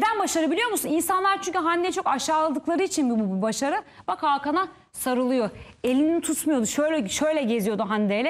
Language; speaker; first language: Turkish; native; Turkish